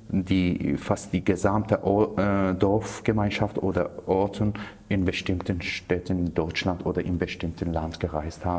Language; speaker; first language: German; non-native, fluent; Kurdish